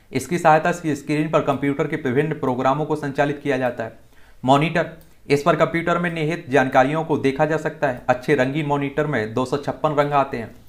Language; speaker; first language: Hindi; native; Hindi